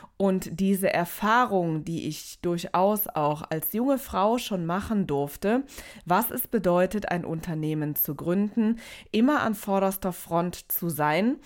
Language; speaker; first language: German; native; German